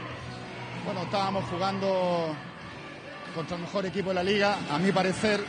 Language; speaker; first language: Spanish; native; Spanish